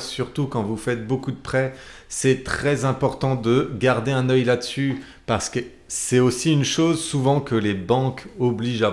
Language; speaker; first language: French; native; French